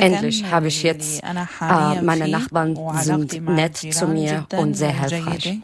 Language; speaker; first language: German; non-native, learner; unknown